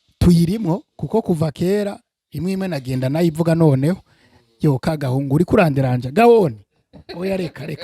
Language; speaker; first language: Rundi; early bilingual, heritage; Rundi